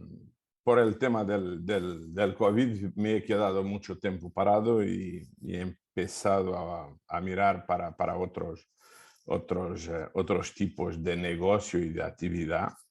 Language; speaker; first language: Spanish; non-native, fluent; Portuguese